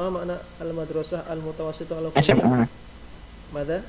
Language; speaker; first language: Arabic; non-native, fluent; Indonesian